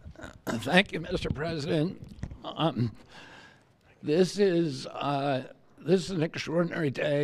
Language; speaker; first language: English; native; English